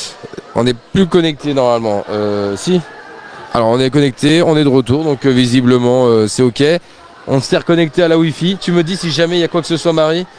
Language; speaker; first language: French; native; French